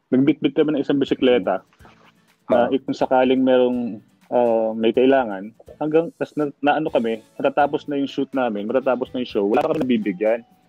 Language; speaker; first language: Filipino; native; Filipino